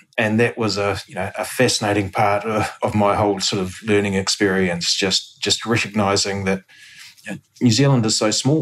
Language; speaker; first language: English; native; English